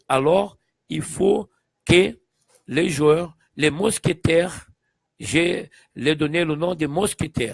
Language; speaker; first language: French; non-native, fluent; Portuguese